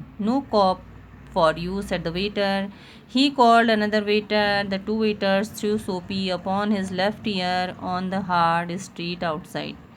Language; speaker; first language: English; non-native, local second language; Hindi